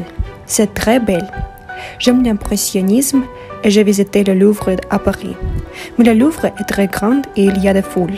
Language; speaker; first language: French; non-native, learner; Russian